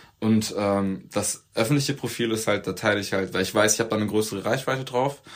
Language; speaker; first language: German; early bilingual, other home language; Turkish